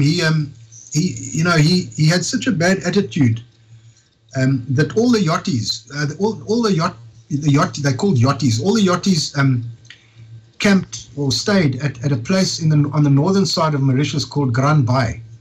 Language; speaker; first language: English; native; English